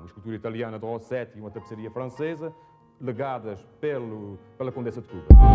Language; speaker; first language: Portuguese; native; Portuguese